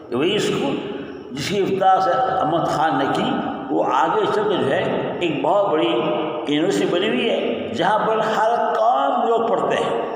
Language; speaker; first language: Urdu; native; Urdu